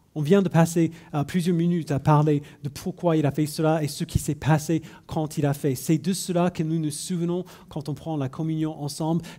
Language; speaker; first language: French; non-native, fluent; English